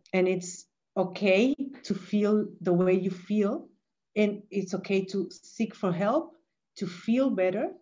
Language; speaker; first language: English; non-native, fluent; Spanish